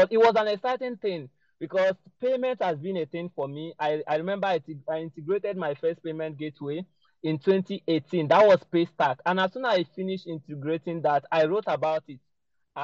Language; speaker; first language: English; non-native, local second language; Igbo